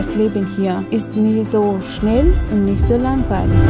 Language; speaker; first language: German; non-native, learner; Persian